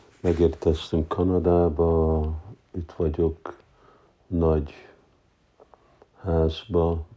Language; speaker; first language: Hungarian; early bilingual, heritage; Hungarian